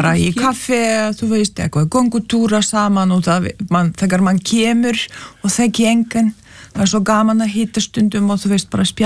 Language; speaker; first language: Icelandic; non-native, fluent; Lithuanian